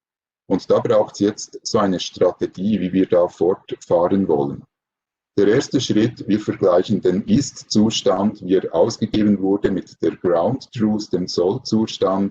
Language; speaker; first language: German; native; German